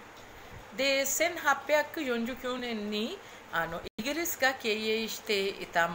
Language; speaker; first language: Japanese; non-native, fluent; Hindi